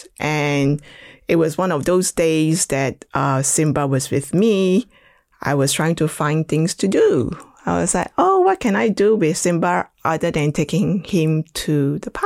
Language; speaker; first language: English; non-native, local second language; Chinese